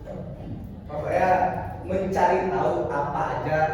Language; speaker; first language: Indonesian; native; Indonesian